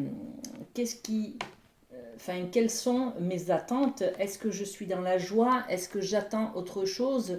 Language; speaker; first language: French; native; French